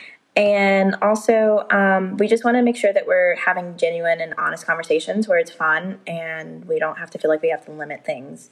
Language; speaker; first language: English; native; English